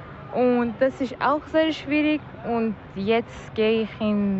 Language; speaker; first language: German; non-native, learner; Persian